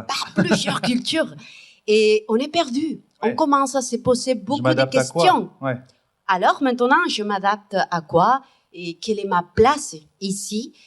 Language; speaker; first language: French; non-native, fluent; Spanish